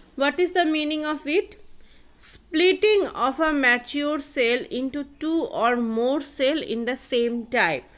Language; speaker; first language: English; non-native, local second language; Bangla